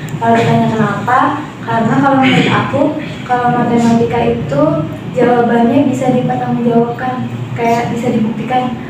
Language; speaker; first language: Indonesian; native; Indonesian